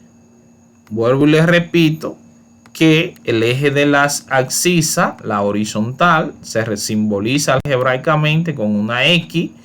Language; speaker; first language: Spanish; native; Spanish